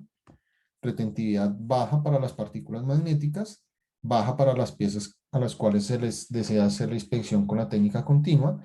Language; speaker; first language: Spanish; native; Spanish